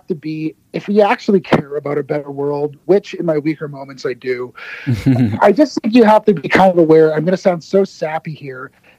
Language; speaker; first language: English; native; English